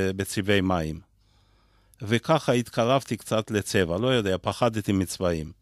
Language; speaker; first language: Hebrew; non-native, fluent; Romanian